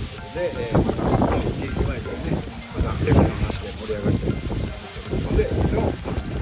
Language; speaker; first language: Japanese; native; Japanese